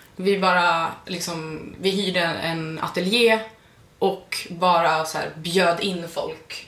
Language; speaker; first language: Swedish; native; Swedish